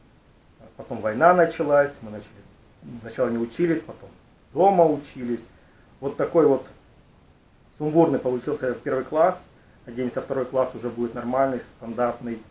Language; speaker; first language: Russian; native; Russian